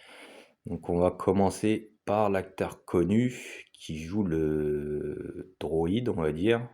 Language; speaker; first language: French; native; French